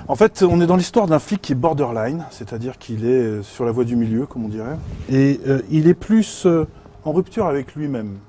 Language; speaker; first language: French; native; French